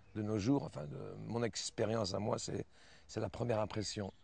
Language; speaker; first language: French; native; French